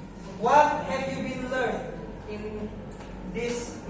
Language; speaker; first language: English; non-native, local second language; Indonesian